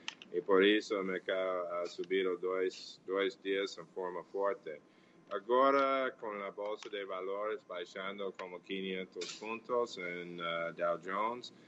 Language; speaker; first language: Portuguese; non-native, fluent; English